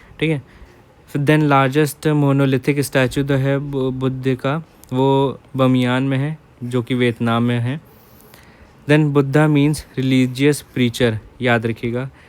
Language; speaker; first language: Hindi; native; Hindi